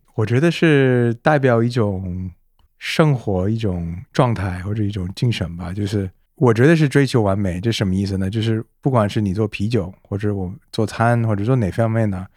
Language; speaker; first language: Chinese; non-native, fluent; English